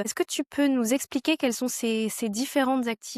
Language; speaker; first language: French; native; French